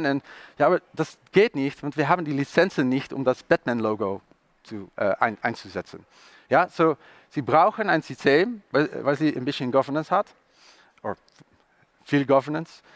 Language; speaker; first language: German; non-native, learner; Dutch